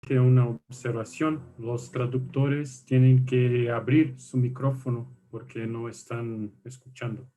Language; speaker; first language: Spanish; non-native, fluent; Portuguese